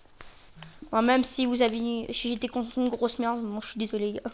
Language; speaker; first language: French; native; French